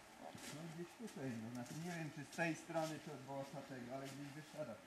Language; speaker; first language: Polish; native; Polish